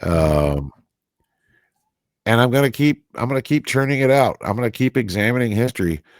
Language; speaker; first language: English; native; English